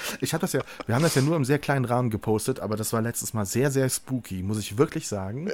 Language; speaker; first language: German; native; German